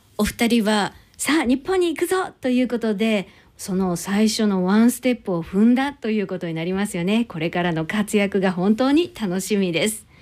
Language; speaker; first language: Japanese; native; Japanese